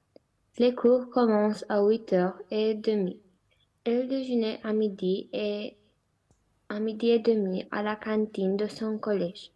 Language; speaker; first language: French; non-native, learner; Romanian